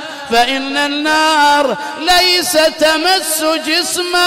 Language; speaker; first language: Arabic; native; Arabic